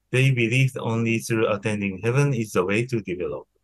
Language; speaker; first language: English; non-native, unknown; Japanese